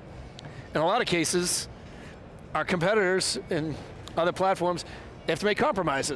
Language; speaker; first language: English; native; English